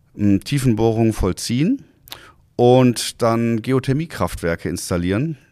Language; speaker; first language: German; native; German